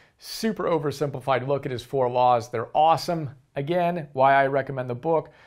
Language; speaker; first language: English; native; English